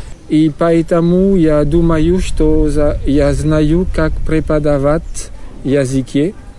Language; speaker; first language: Russian; non-native, learner; French